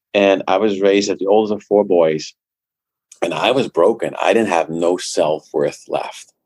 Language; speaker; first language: English; non-native, fluent; Dutch